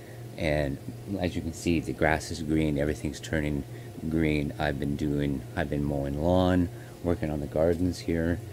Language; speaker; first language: English; native; English